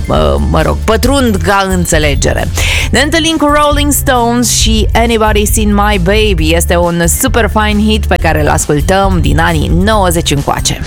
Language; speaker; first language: Romanian; native; Romanian